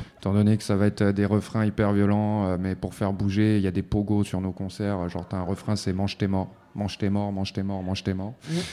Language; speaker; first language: French; native; French